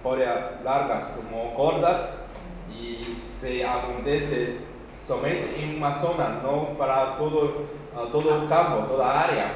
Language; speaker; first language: Portuguese; non-native, fluent; Chinese